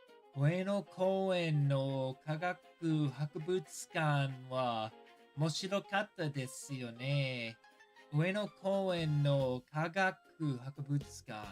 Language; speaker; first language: Japanese; non-native, learner; English